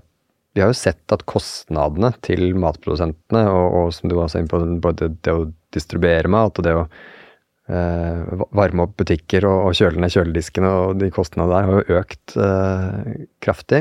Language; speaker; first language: Norwegian; native; Norwegian